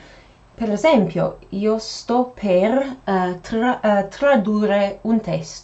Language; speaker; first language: Italian; non-native, fluent; English